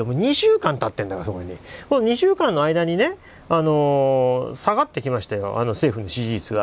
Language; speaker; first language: Japanese; native; Japanese